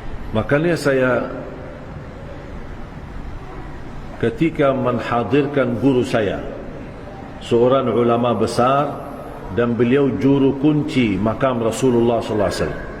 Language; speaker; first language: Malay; non-native, fluent; Arabic